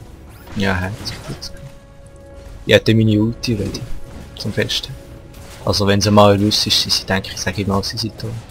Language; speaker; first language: German; native; German